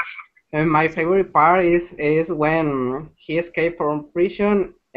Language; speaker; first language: English; non-native, learner; Spanish